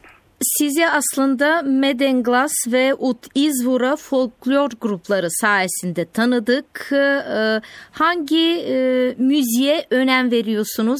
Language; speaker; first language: Turkish; native; Turkish